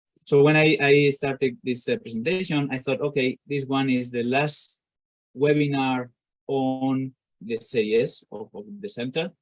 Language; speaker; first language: English; non-native, fluent; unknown